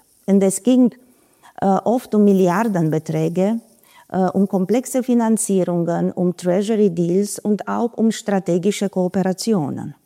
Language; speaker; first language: German; non-native, fluent; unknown